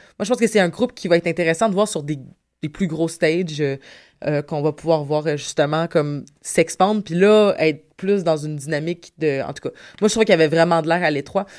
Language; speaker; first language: French; native; French